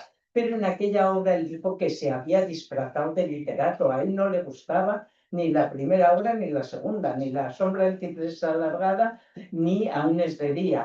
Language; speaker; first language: Spanish; native; Spanish